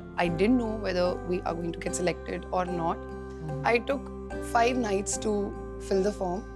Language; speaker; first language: English; non-native, local second language; Hindi